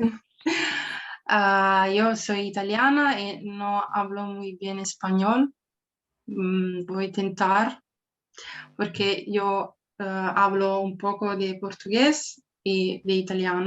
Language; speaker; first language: Spanish; non-native, learner; Italian